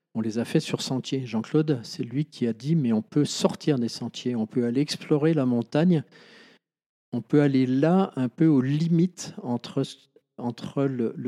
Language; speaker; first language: French; native; French